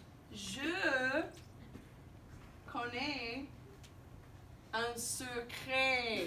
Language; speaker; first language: French; non-native, fluent; English